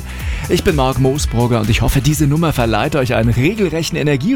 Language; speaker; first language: German; native; German